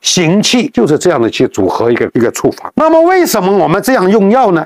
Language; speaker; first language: Chinese; native; Chinese